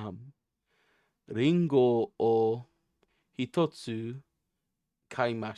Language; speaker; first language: Japanese; non-native, learner; English